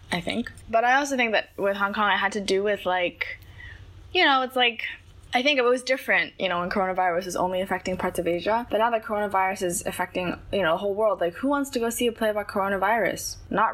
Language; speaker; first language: English; non-native, local second language; Chinese